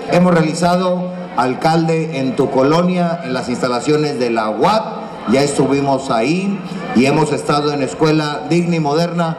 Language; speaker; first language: Spanish; native; Spanish